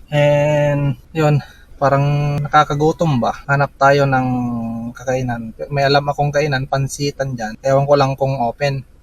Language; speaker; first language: Filipino; non-native, local second language; Iloko